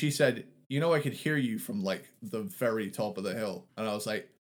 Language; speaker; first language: English; native; English